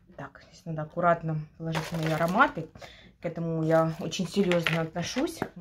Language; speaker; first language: Russian; non-native, local second language; Ukrainian